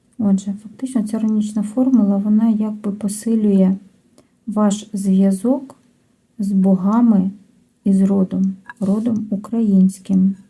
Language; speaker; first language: Ukrainian; non-native, local second language; Russian